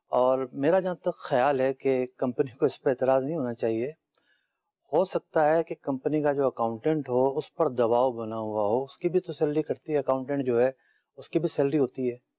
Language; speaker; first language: Urdu; native; Urdu